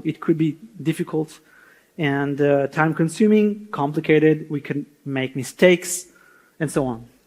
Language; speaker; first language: English; non-native, fluent; Hebrew